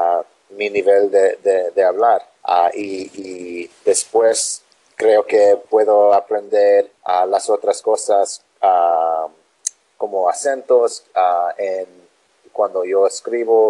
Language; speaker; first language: Spanish; non-native, learner; English